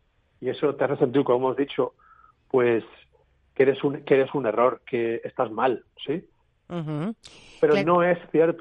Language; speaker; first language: Spanish; native; Spanish